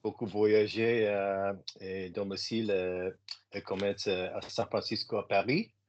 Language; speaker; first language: French; non-native, learner; English